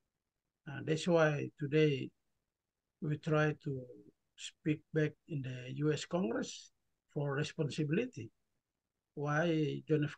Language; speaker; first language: English; non-native, learner; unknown